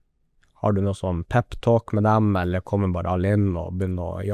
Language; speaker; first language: Norwegian; native; Norwegian